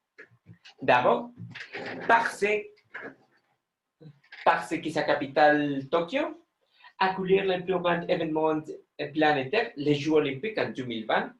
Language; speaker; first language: French; non-native, learner; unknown